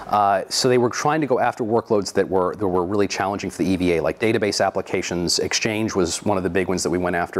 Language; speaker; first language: English; native; English